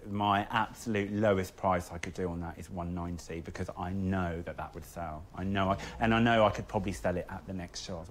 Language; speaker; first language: English; native; English